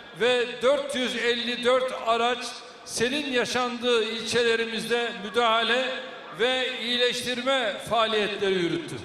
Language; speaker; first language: Turkish; native; Turkish